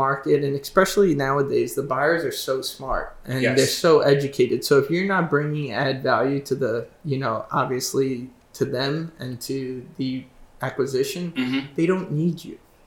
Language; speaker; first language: English; native; English